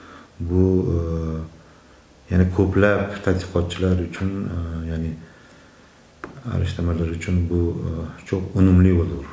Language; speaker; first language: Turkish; non-native, learner; Uzbek